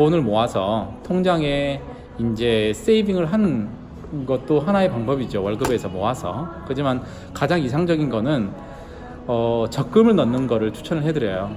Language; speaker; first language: Korean; native; Korean